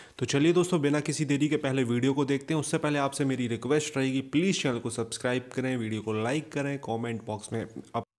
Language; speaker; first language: Hindi; native; Hindi